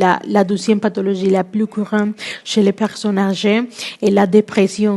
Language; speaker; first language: French; non-native, learner; Spanish